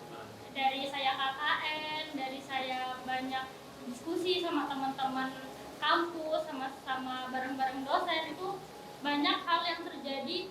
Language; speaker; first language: Indonesian; native; Indonesian